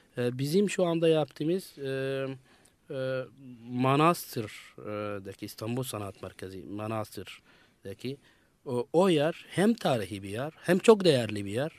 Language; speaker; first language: Turkish; non-native, fluent; Arabic